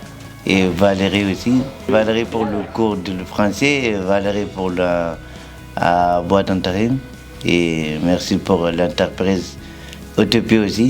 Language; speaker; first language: French; non-native, learner; Arabic